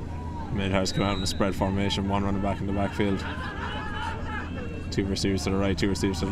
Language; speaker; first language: English; native; English